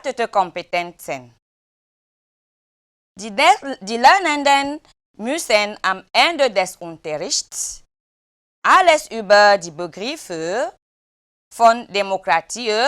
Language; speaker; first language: German; non-native, fluent; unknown